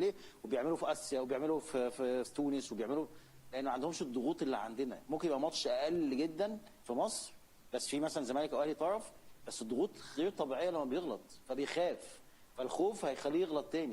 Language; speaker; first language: Arabic; native; Arabic